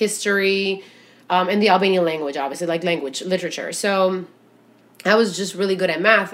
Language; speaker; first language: English; early bilingual, other home language; Albanian